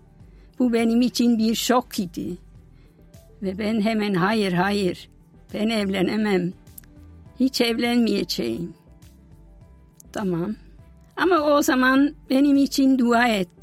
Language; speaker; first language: Turkish; non-native, fluent; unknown